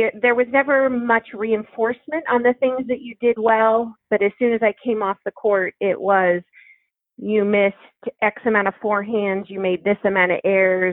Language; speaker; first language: English; native; English